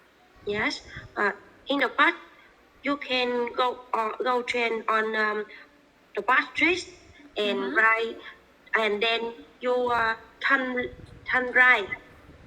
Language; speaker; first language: English; non-native, learner; Vietnamese